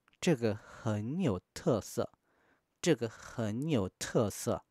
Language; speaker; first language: Chinese; non-native, fluent; Korean